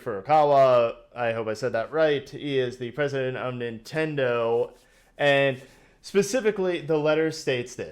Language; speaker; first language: English; native; English